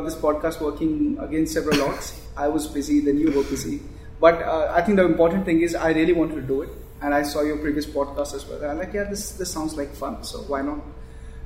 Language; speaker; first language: English; non-native, local second language; Hindi